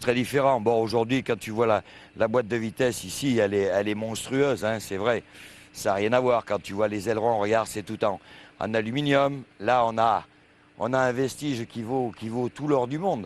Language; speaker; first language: French; native; French